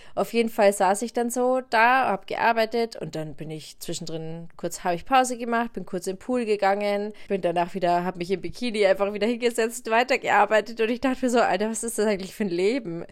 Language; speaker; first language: German; native; German